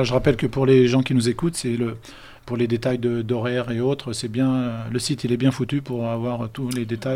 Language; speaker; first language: French; native; French